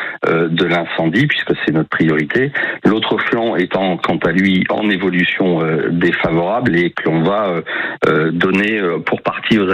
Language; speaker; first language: French; native; French